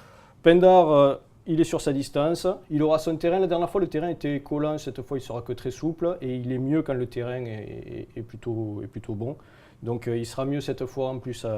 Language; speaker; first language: French; native; French